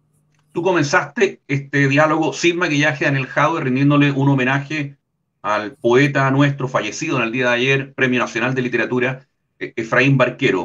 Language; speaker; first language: Spanish; native; Spanish